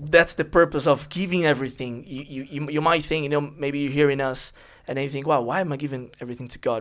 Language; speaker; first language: English; non-native, fluent; Portuguese